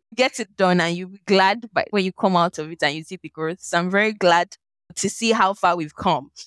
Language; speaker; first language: English; non-native, local second language; Yoruba